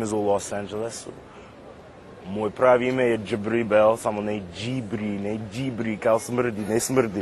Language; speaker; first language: Serbian; non-native, learner; English